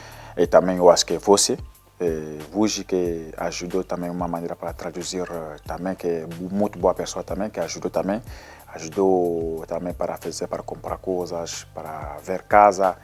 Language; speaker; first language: Portuguese; non-native, learner; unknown